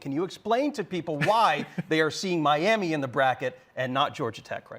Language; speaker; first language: English; native; English